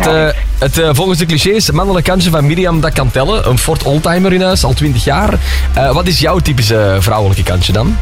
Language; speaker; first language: Dutch; native; Dutch